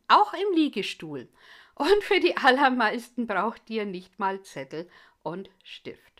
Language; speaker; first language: German; non-native, fluent; English